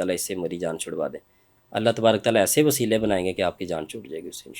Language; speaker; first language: Urdu; native; Urdu